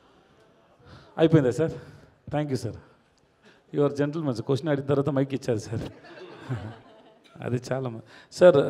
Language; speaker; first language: Telugu; non-native, learner; Tamil